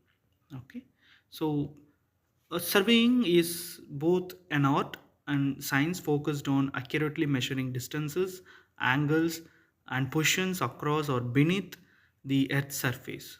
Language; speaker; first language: English; non-native, local second language; Tamil